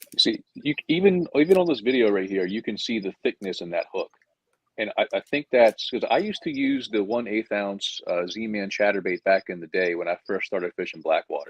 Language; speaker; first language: English; native; English